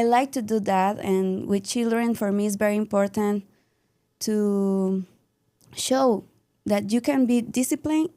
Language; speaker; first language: English; non-native, learner; Spanish